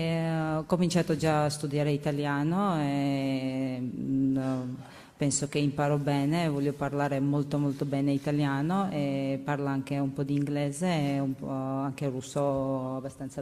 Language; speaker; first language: Italian; non-native, learner; Georgian